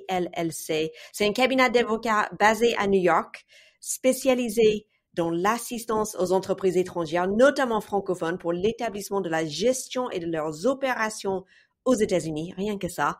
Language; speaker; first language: French; non-native, fluent; English